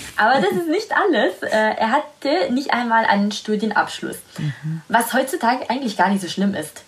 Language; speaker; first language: German; non-native, fluent; Italian